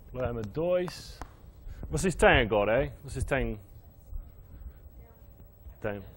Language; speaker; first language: Portuguese; non-native, fluent; English